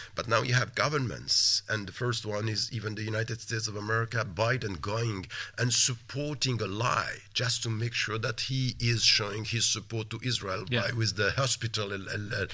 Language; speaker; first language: English; non-native, fluent; French